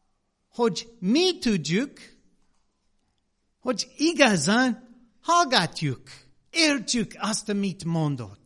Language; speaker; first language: Hungarian; non-native, fluent; English